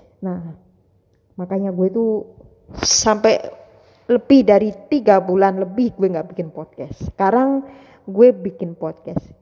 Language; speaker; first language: Indonesian; non-native, local second language; Javanese